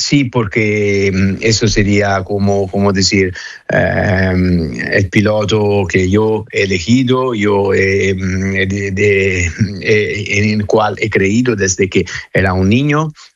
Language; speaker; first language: Spanish; non-native, fluent; Italian